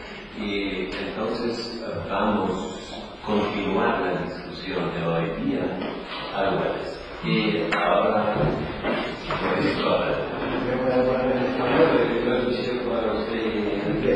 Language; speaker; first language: Spanish; non-native, learner; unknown